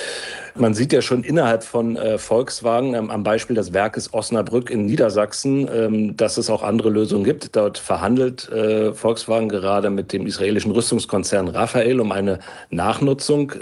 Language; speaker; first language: German; native; German